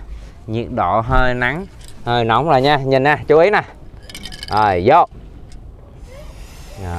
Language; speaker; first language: Vietnamese; native; Vietnamese